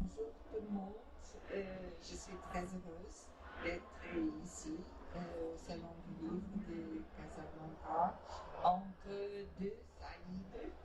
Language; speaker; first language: French; non-native, fluent; Portuguese